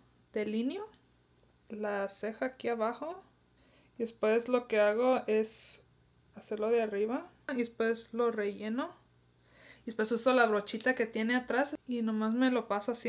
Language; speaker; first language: Spanish; early bilingual, heritage; Spanish